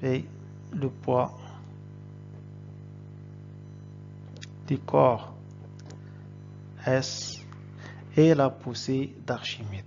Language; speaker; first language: French; non-native, local second language; Arabic